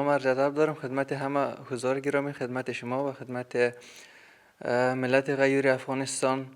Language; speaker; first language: Persian; native; Persian